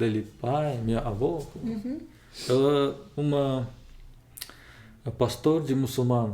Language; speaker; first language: Portuguese; non-native, learner; Russian